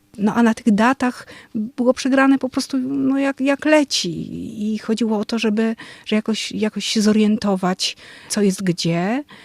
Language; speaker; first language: Polish; native; Polish